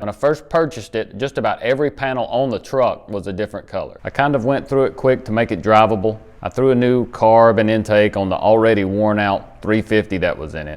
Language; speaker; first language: English; native; English